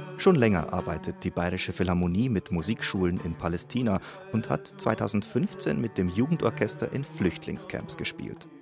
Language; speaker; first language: German; native; German